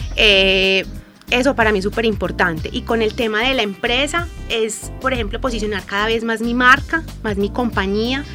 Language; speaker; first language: Spanish; native; Spanish